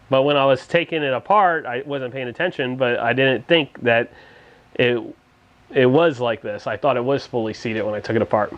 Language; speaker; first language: English; native; English